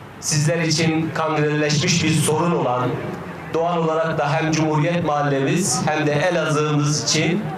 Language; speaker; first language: Turkish; native; Turkish